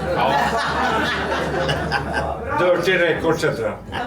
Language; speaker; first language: Swedish; native; Swedish